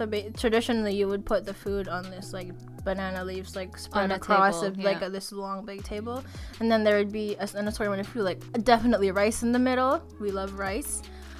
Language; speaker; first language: English; non-native, local second language; Filipino